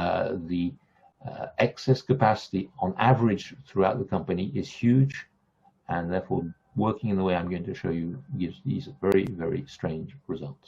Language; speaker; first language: English; non-native, fluent; French